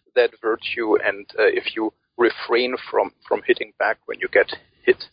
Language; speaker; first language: English; early bilingual, other home language; German